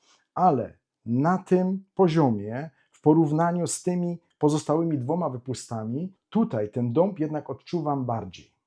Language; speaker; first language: Polish; native; Polish